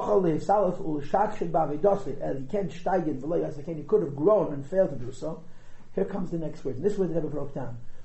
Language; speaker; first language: English; native; English